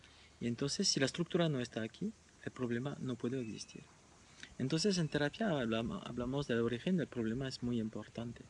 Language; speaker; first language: Spanish; non-native, fluent; French